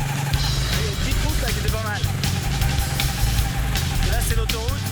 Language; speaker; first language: French; native; French